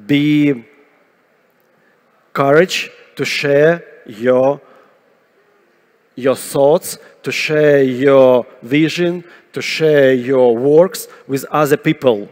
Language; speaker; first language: English; non-native, fluent; Russian